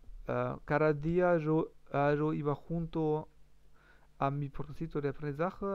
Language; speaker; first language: Spanish; non-native, learner; German